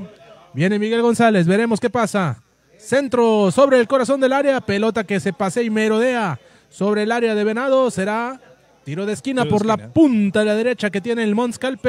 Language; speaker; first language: Spanish; native; Spanish